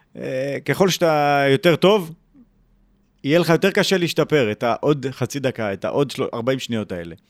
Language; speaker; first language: Hebrew; native; Hebrew